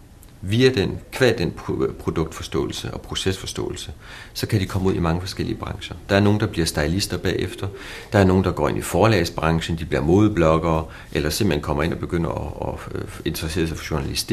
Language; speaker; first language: Danish; native; Danish